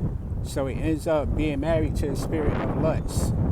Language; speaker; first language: English; native; English